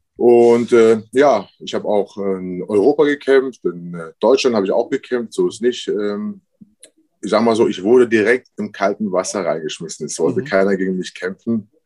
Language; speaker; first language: German; early bilingual, other home language; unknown